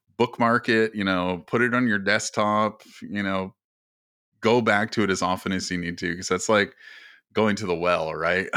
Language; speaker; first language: English; native; English